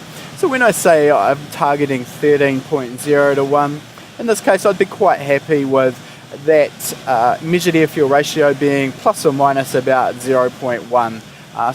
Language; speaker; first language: English; native; English